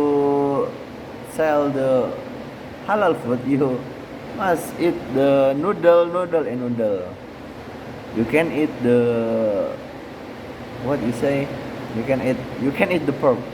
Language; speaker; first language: English; non-native, learner; Indonesian